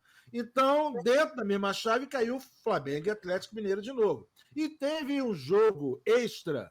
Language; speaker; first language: Portuguese; native; Portuguese